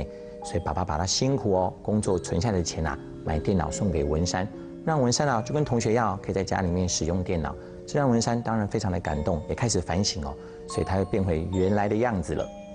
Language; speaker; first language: Chinese; native; Chinese